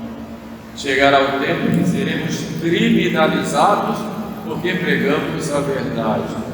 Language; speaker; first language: Portuguese; native; Portuguese